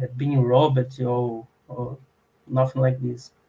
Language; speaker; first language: English; non-native, learner; Portuguese